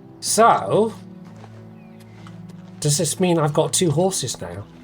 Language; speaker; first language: English; native; English